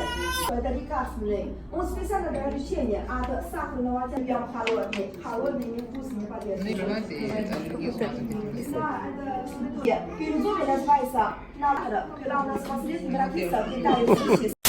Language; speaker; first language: Russian; non-native, learner; Chinese